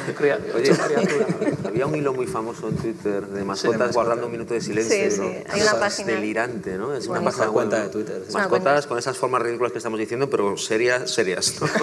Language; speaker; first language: Spanish; native; Spanish